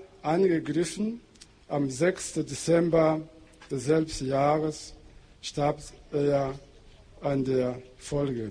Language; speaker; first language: German; non-native, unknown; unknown